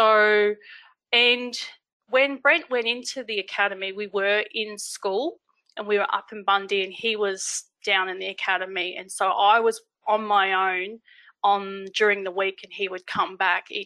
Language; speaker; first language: English; native; English